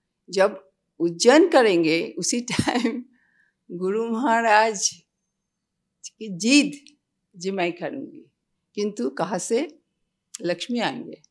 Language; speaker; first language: Hindi; non-native, local second language; Bangla